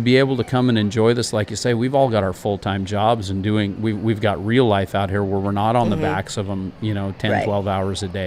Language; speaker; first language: English; native; English